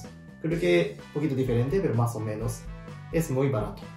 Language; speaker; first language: Spanish; non-native, learner; Japanese